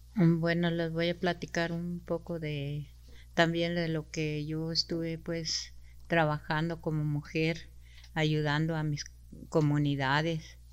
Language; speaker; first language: Spanish; non-native, local second language; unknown